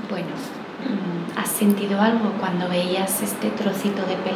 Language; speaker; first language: Spanish; native; Spanish